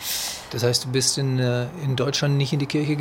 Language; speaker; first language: German; native; German